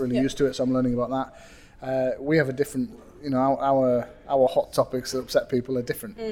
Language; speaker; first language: English; native; English